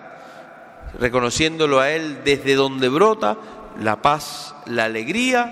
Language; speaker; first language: Spanish; native; Spanish